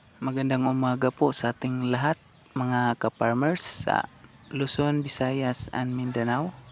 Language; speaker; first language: Filipino; non-native, local second language; Cebuano